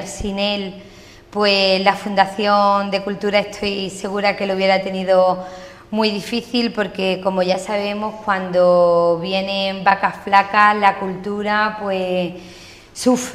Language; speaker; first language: Spanish; native; Spanish